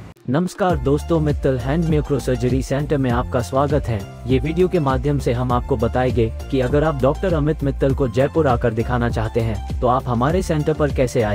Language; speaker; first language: Hindi; native; Hindi